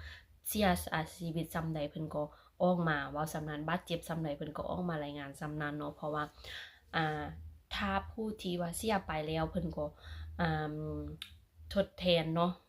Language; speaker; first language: Thai; non-native, local second language; Lao